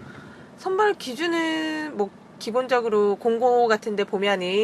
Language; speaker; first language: Korean; native; Korean